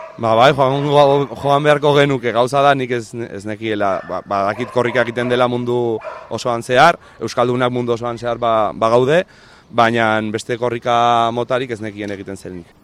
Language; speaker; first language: Basque; non-native, local second language; Spanish